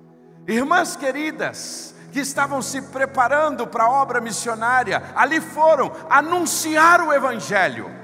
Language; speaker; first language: Portuguese; native; Portuguese